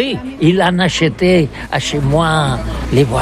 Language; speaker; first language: French; non-native, learner; Catalan